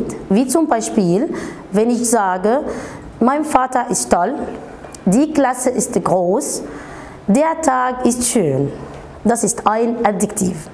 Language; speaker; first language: German; non-native, fluent; Arabic